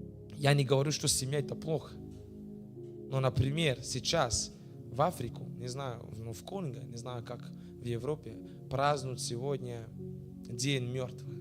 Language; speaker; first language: Russian; non-native, fluent; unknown